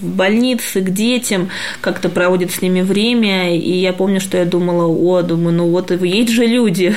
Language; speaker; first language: Russian; native; Russian